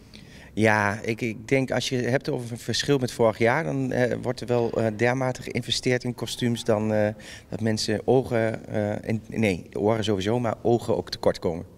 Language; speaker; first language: Dutch; native; Dutch